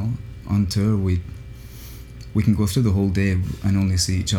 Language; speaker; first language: English; native; English